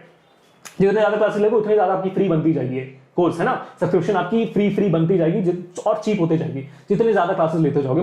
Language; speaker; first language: Hindi; native; Hindi